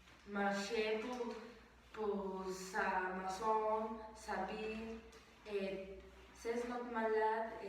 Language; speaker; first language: French; non-native, learner; Spanish